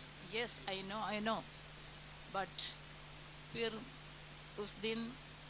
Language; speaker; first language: Hindi; non-native, local second language; Malayalam